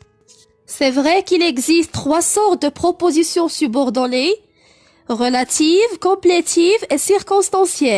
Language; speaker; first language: French; non-native, local second language; Arabic